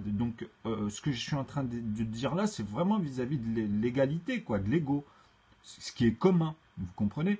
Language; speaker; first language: French; native; French